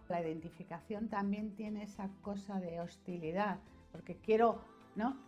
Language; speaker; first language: Spanish; native; Spanish